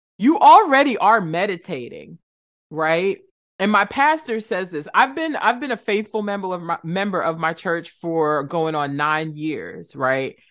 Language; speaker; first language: English; native; English